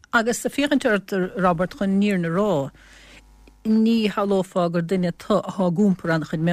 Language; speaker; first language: Irish; native; Irish